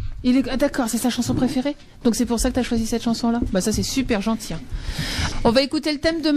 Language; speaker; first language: French; native; French